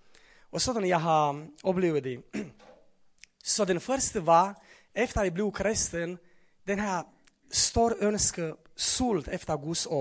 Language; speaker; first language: Norwegian; non-native, fluent; Romanian